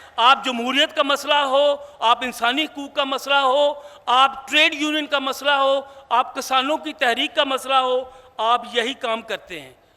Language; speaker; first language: Urdu; non-native, local second language; Punjabi